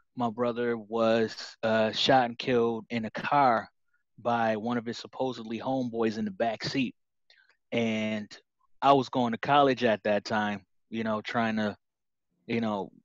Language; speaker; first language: English; native; English